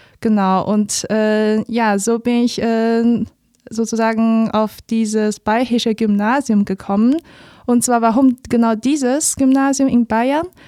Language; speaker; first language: German; non-native, fluent; Chinese